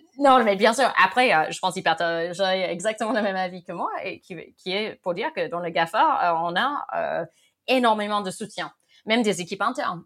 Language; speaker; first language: French; non-native, fluent; English